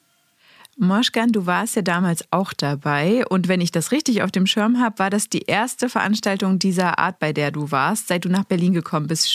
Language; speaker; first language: German; native; German